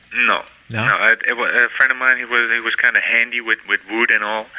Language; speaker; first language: English; non-native, fluent; Dutch